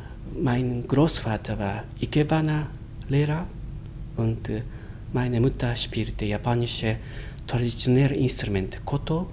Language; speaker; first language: German; non-native, learner; Japanese